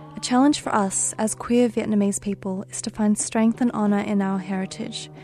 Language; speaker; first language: English; native; English